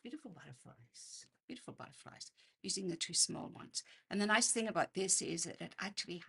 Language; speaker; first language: English; native; English